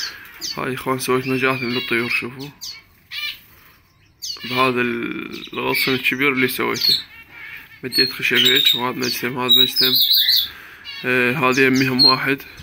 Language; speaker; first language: Arabic; native; Arabic